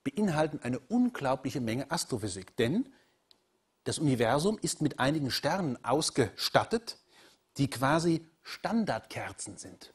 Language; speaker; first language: German; native; German